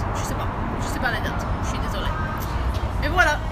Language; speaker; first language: French; non-native, learner; English